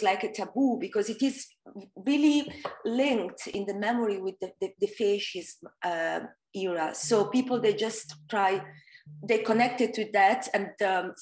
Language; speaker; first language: English; non-native, fluent; Italian